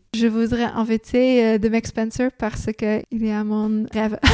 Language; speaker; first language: French; non-native, learner; Dutch